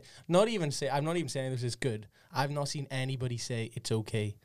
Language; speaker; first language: English; native; English